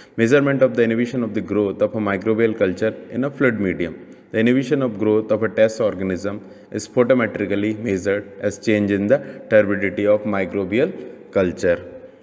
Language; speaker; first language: English; non-native, local second language; Hindi